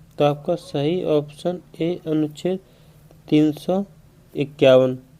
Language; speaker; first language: Hindi; native; Hindi